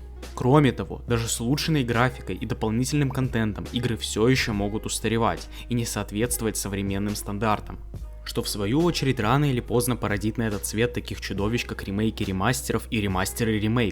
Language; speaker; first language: Russian; native; Russian